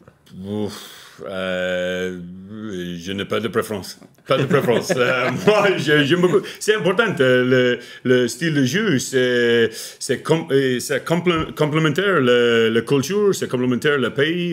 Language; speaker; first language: French; non-native, learner; English